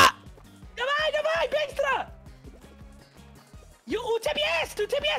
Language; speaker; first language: Russian; non-native, learner; English